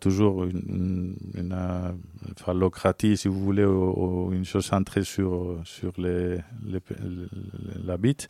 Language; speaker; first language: French; non-native, fluent; Spanish